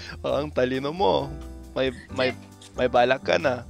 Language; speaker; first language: Filipino; non-native, fluent; English